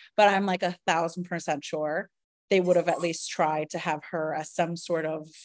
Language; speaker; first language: English; early bilingual, other home language; Spanish